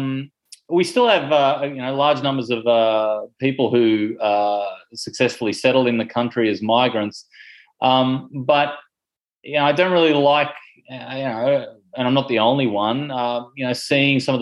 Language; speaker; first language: English; non-native, local second language; Greek